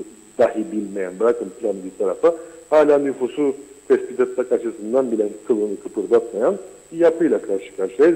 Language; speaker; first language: Turkish; native; Turkish